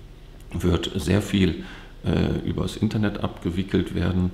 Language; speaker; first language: German; native; German